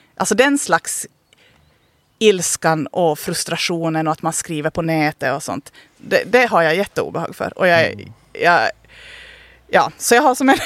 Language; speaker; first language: Swedish; native; Swedish